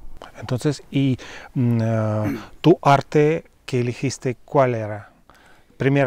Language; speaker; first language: Spanish; non-native, fluent; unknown